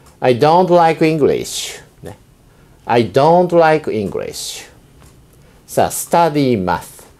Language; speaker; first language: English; non-native, fluent; Japanese